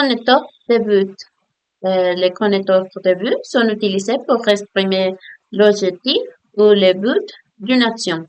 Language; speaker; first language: French; non-native, learner; Spanish